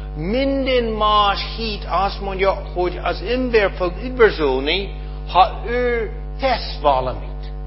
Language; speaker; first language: Hungarian; non-native, fluent; English